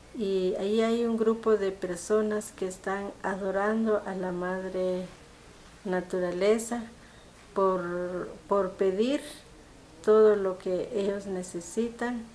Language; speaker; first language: Spanish; non-native, local second language; Kaqchikel